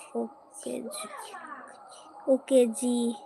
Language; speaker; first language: Hindi; non-native, local second language; Bangla